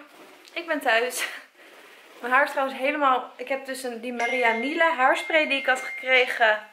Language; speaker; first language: Dutch; native; Dutch